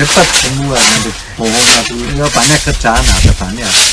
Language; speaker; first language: Indonesian; non-native, fluent; German